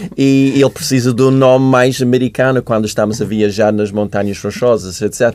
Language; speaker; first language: Portuguese; non-native, fluent; English